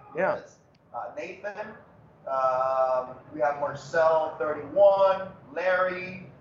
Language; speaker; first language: English; early bilingual, other home language; Spanish